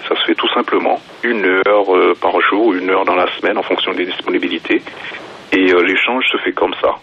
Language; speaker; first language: French; native; French